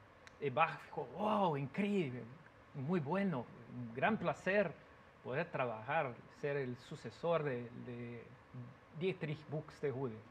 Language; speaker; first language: Spanish; non-native, learner; Portuguese